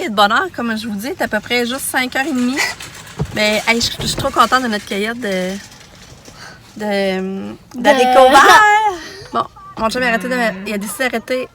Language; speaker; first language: French; native; French